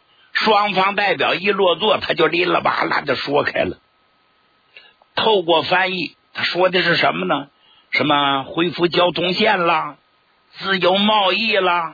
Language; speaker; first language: Chinese; native; Chinese